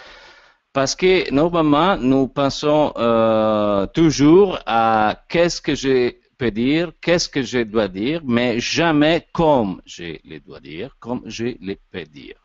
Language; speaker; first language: French; non-native, learner; Italian